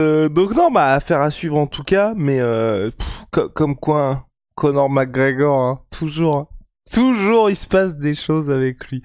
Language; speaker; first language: French; native; French